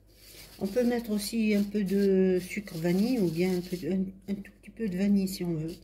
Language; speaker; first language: French; non-native, local second language; Arabic